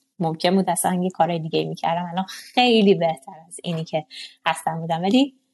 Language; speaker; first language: Persian; non-native, local second language; Azerbaijani